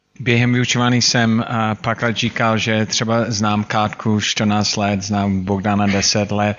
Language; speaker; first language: Czech; non-native, fluent; English